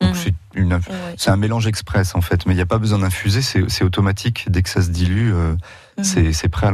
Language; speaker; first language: French; native; French